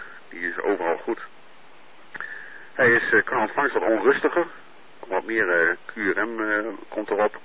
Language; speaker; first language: Dutch; native; Dutch